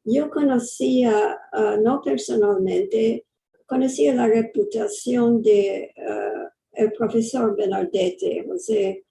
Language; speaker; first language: Spanish; early bilingual, heritage; English